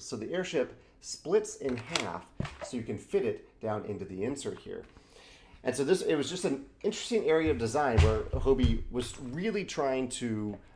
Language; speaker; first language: English; native; English